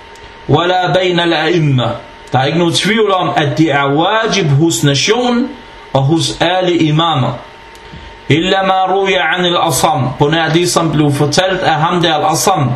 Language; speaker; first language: Danish; early bilingual, other home language; Arabic